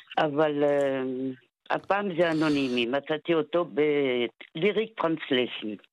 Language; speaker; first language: Hebrew; non-native, fluent; French